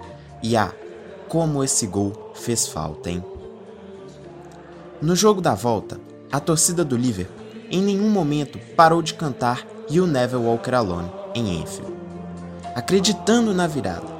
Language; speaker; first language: Portuguese; native; Portuguese